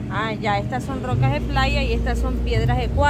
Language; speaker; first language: Spanish; native; Spanish